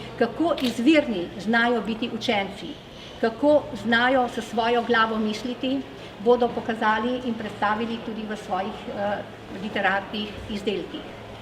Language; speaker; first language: Slovenian; native; Slovenian